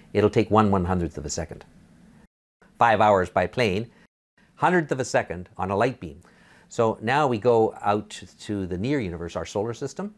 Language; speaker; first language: English; native; English